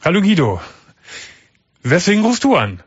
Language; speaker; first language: German; native; German